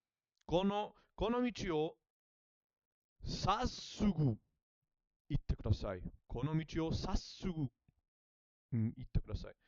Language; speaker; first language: Japanese; non-native, learner; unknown